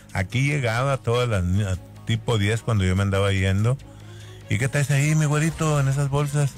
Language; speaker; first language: Spanish; native; Spanish